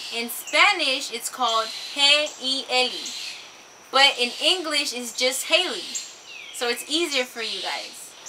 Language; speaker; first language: English; early bilingual, other home language; Spanish